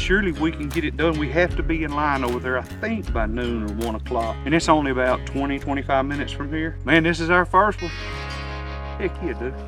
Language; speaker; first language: English; native; English